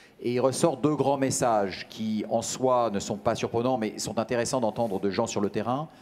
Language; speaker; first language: French; native; French